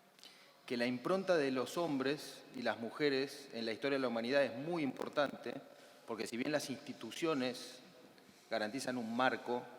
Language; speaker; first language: Spanish; native; Spanish